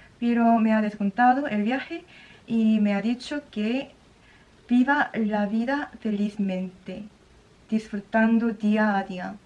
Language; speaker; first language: Spanish; non-native, fluent; Korean